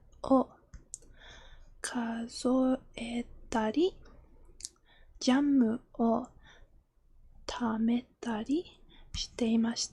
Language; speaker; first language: Japanese; non-native, learner; English